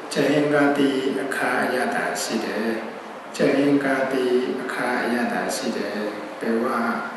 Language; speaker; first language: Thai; non-native, fluent; Burmese